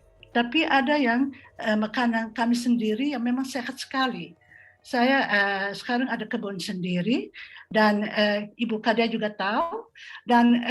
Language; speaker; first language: Indonesian; non-native, fluent; Dutch